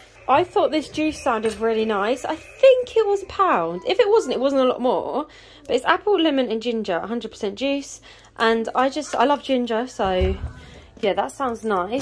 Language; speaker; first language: English; native; English